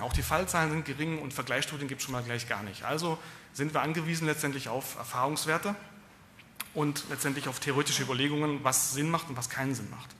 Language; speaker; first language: German; native; German